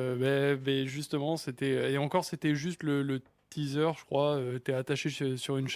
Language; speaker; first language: French; native; French